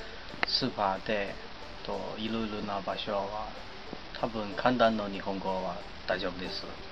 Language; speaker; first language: Japanese; non-native, learner; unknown